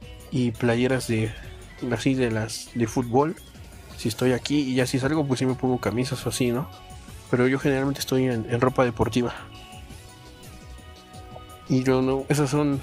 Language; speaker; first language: Spanish; native; Spanish